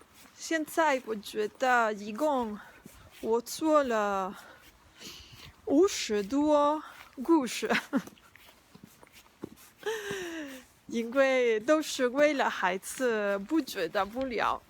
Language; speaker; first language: Chinese; non-native, learner; Spanish